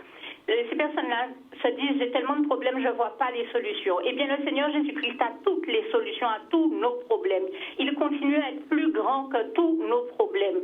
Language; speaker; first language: French; native; French